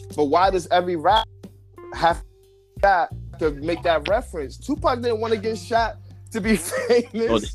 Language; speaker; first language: English; native; English